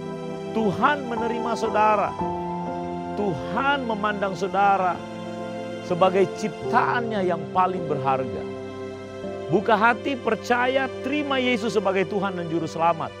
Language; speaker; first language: Indonesian; native; Indonesian